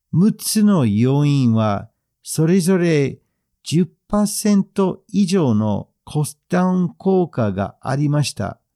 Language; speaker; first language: Japanese; non-native, fluent; English